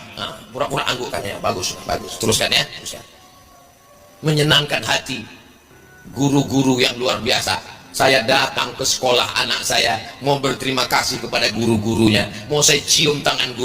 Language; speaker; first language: Indonesian; native; Indonesian